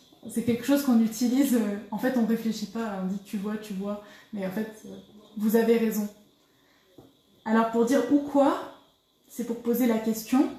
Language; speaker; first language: French; native; French